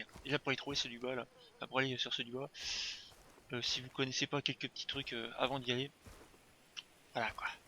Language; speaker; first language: French; native; French